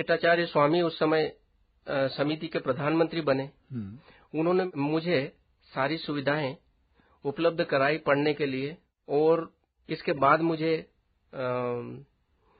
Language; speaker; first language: Hindi; native; Hindi